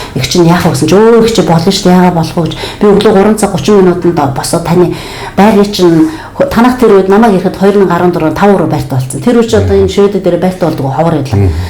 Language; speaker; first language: Mongolian; native; Mongolian